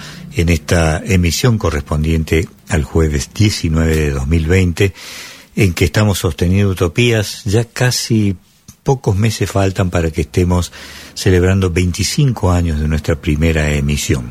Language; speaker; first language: Spanish; native; Spanish